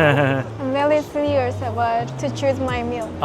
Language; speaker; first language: English; non-native, learner; Japanese